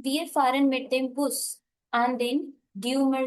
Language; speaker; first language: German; non-native, fluent; Hindi